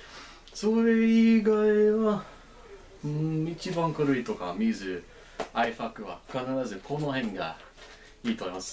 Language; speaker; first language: Japanese; non-native, learner; English